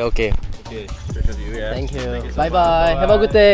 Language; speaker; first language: English; non-native, learner; Korean